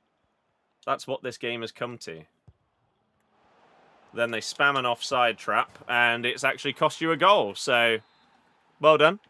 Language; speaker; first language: English; native; English